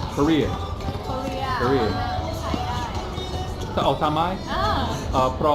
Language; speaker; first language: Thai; non-native, learner; English